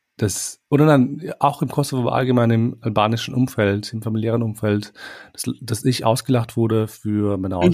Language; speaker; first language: German; early bilingual, other home language; Albanian